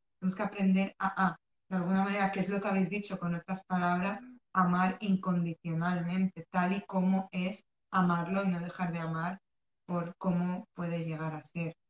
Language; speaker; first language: Spanish; early bilingual, other home language; Arabic